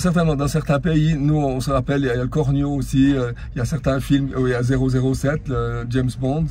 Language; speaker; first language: French; native; French